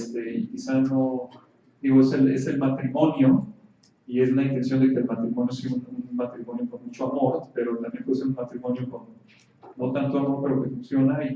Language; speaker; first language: Spanish; native; Spanish